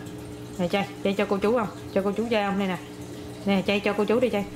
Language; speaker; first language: Vietnamese; native; Vietnamese